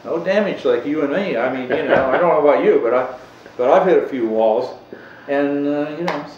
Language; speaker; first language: English; native; English